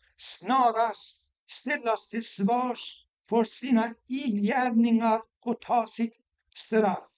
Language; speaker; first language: Swedish; non-native, fluent; Persian